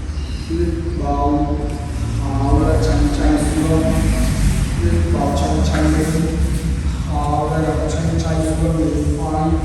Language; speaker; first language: Vietnamese; non-native, learner; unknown